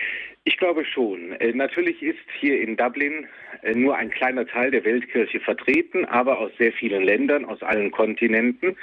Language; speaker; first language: German; native; German